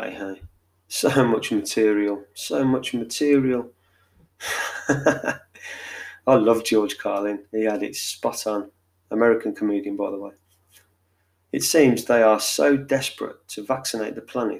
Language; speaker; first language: English; native; English